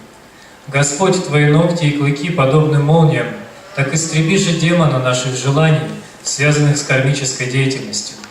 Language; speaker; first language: Russian; native; Russian